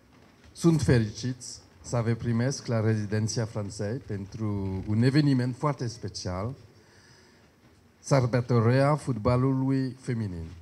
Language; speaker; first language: Romanian; non-native, learner; French